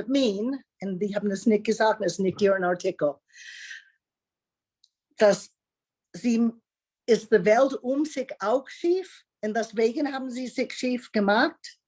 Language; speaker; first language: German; non-native, learner; English